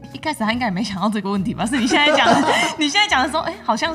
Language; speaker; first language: Chinese; native; Chinese